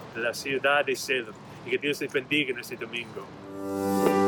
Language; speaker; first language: Spanish; non-native, fluent; English